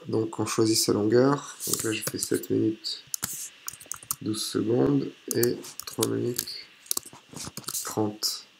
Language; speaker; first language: French; native; French